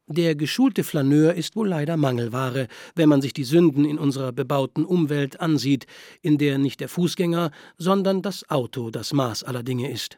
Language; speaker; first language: German; native; German